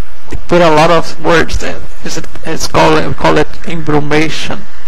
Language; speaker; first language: English; non-native, fluent; Portuguese